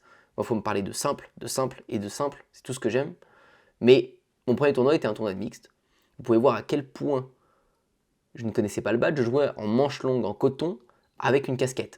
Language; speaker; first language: French; native; French